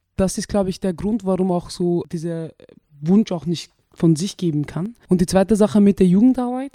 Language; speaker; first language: German; early bilingual, other home language; Turkish